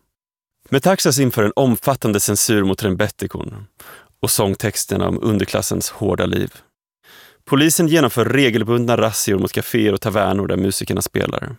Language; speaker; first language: Swedish; native; Swedish